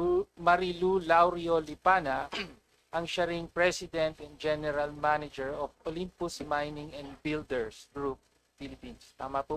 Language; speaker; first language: Filipino; native; Filipino